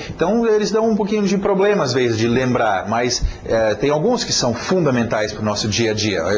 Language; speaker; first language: Portuguese; non-native, fluent; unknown